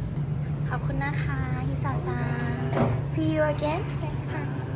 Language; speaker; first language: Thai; native; Thai